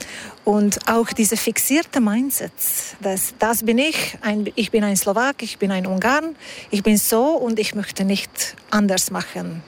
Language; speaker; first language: German; non-native, fluent; Hungarian